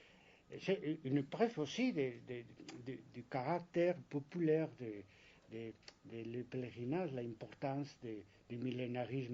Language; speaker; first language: French; non-native, fluent; Spanish